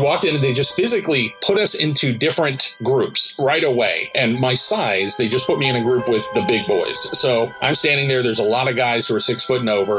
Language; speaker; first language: English; native; English